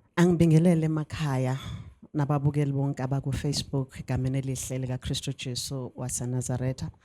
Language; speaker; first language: Zulu; native; Zulu